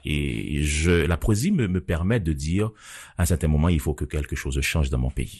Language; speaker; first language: French; non-native, local second language; Haitian Creole